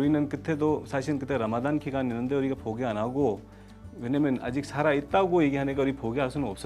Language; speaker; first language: Korean; non-native, fluent; Urdu